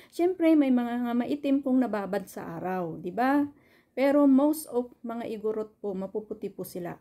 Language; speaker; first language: Filipino; non-native, local second language; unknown